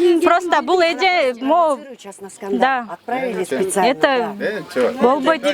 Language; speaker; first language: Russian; non-native, local second language; Kyrgyz